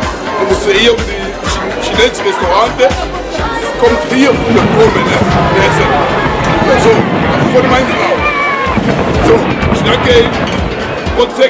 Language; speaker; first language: Dutch; non-native, learner; French